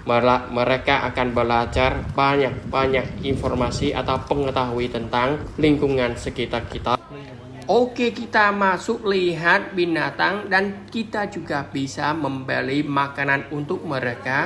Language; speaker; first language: Indonesian; non-native, learner; Vietnamese